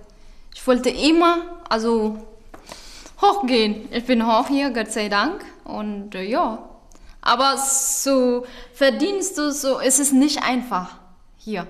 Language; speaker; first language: German; non-native, learner; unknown